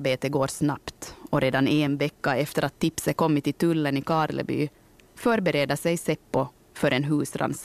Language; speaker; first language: Swedish; native; Swedish